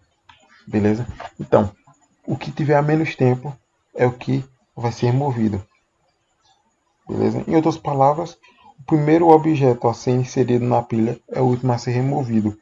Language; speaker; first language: Portuguese; native; Portuguese